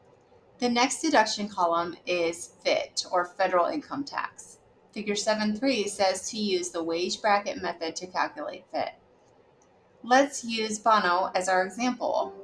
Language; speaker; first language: English; native; English